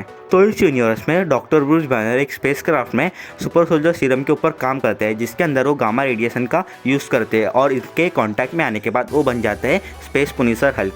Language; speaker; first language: Hindi; native; Hindi